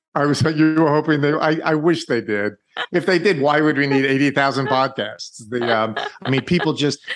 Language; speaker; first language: English; native; English